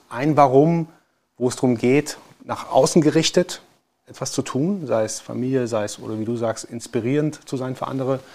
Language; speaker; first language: German; early bilingual, other home language; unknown